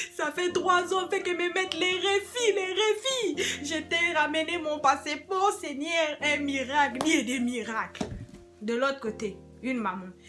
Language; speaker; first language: French; non-native, local second language; Lingala